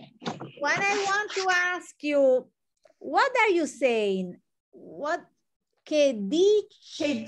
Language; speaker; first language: English; non-native, fluent; Italian